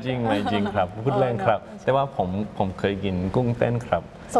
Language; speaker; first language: Thai; non-native, fluent; English